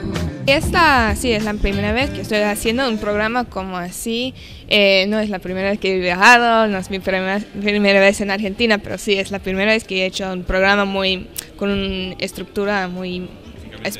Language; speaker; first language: Spanish; non-native, fluent; English